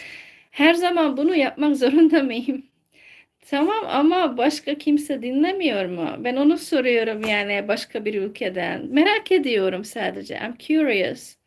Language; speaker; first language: Turkish; non-native, fluent; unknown